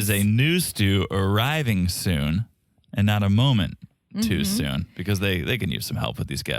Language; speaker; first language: English; native; English